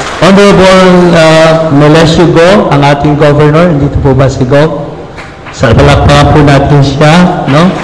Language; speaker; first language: Filipino; native; Filipino